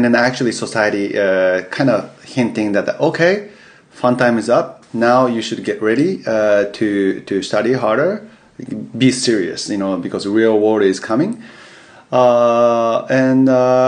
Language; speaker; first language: English; non-native, fluent; Japanese